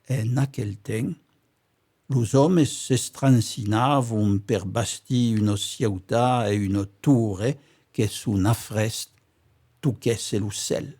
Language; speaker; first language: Occitan; native; Occitan